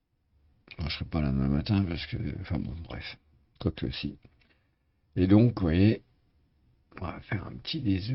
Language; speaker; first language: French; native; French